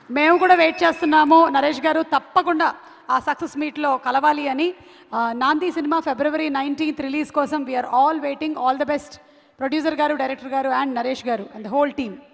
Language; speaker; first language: Telugu; native; Telugu